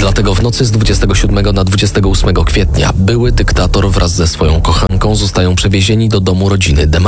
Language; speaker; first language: Polish; native; Polish